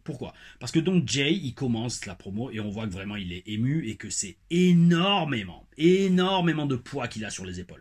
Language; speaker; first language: French; native; French